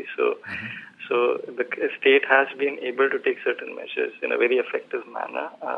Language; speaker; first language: English; non-native, local second language; Malayalam